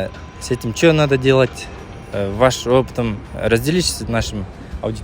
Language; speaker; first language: Russian; non-native, local second language; Kazakh